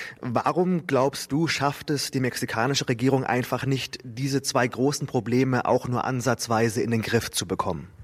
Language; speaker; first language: German; native; German